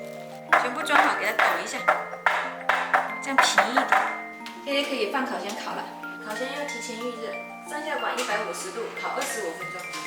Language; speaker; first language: Chinese; native; Chinese